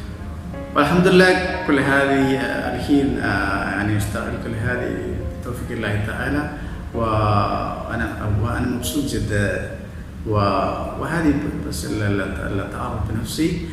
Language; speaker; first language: Arabic; non-native, fluent; Malayalam